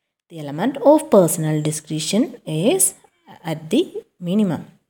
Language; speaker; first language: English; non-native, local second language; Malayalam